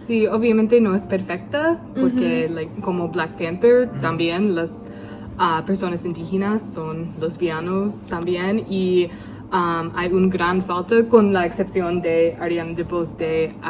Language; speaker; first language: Spanish; non-native, learner; English